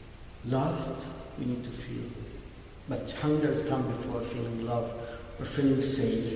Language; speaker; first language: English; non-native, learner; Arabic